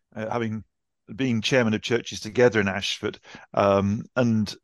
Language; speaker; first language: English; native; English